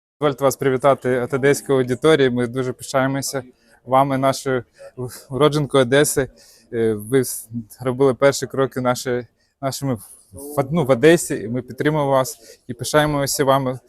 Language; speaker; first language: Ukrainian; non-native, local second language; Russian